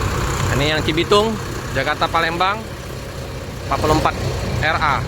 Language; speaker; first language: Indonesian; native; Indonesian